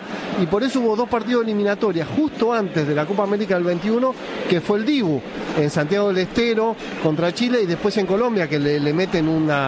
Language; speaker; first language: Spanish; native; Spanish